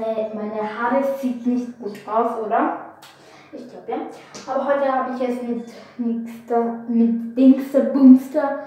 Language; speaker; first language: German; non-native, learner; Bulgarian